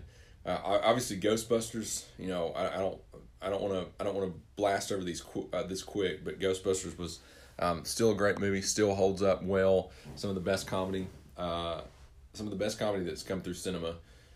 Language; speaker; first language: English; native; English